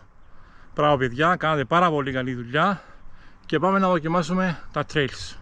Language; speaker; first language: Greek; native; Greek